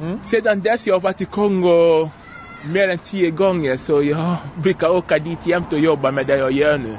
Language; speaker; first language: Swedish; non-native, fluent; French